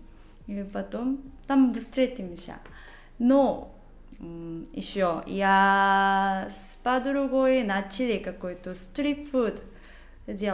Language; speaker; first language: Russian; non-native, learner; Korean